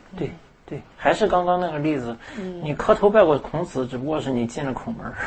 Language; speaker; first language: Chinese; native; Chinese